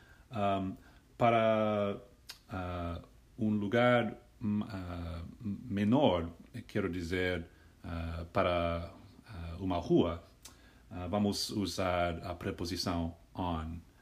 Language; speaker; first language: Portuguese; non-native, learner; English